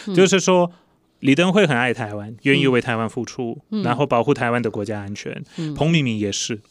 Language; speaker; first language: Chinese; non-native, fluent; Polish